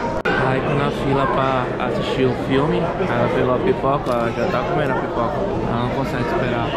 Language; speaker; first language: Portuguese; native; Portuguese